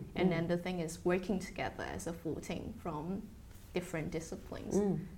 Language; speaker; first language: English; non-native, fluent; Chinese